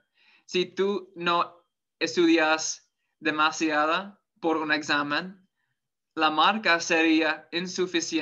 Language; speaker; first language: Spanish; non-native, fluent; English